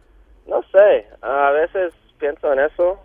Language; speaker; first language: Spanish; non-native, local second language; English